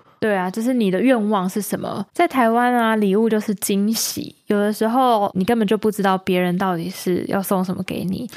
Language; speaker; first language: Chinese; native; Chinese